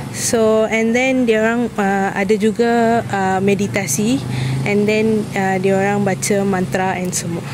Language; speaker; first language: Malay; non-native, local second language; Tamil